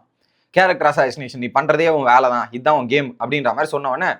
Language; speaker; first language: Tamil; native; Tamil